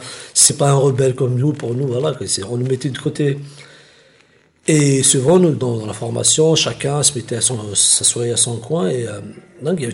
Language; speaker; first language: French; non-native, local second language; Kabyle